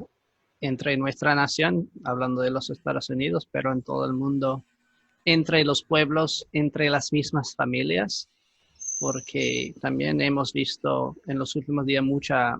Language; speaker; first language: Spanish; non-native, fluent; English